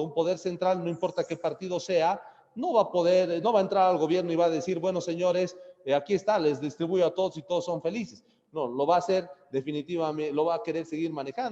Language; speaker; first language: Spanish; native; Spanish